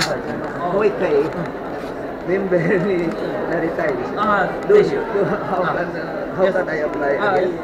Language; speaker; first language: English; non-native, local second language; Filipino